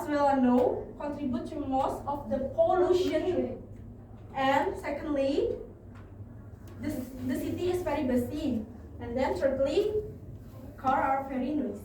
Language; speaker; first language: English; non-native, learner; Indonesian